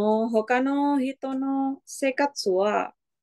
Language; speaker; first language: Japanese; non-native, learner; Indonesian